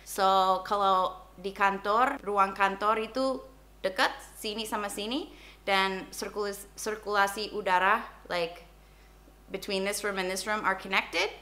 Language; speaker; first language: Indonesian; non-native, fluent; English